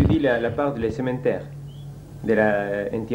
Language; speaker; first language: French; non-native, learner; Spanish